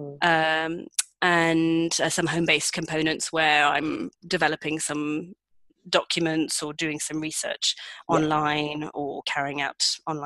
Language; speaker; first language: English; native; English